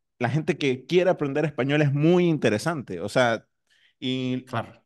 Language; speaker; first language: Spanish; native; Spanish